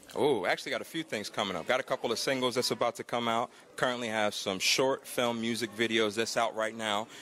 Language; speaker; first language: English; native; English